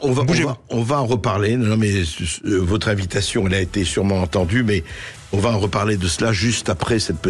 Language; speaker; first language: French; native; French